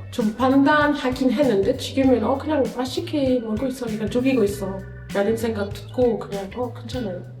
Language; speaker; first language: Korean; non-native, fluent; French